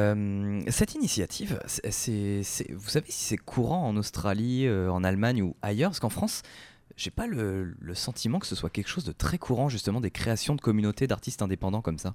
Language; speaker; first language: French; native; French